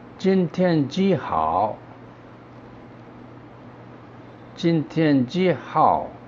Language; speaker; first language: Chinese; non-native, fluent; Korean